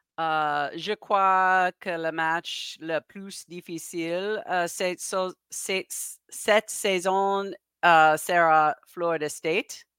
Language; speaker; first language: French; non-native, learner; English